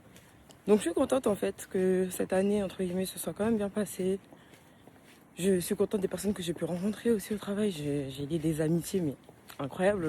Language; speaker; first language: French; native; French